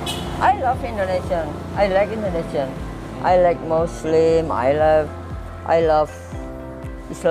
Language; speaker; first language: English; non-native, learner; Thai